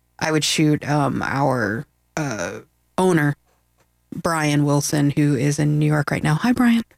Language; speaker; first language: English; native; English